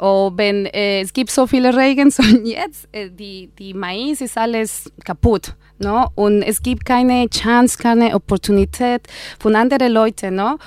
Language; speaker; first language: German; non-native, learner; Spanish